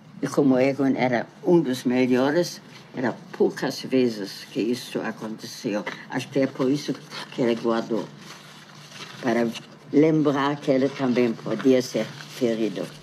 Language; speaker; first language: Portuguese; non-native, fluent; German